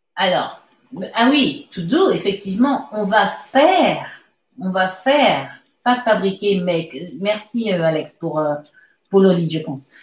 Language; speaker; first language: French; native; French